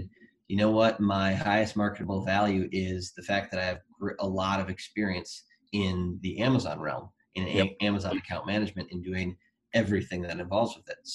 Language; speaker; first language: English; native; English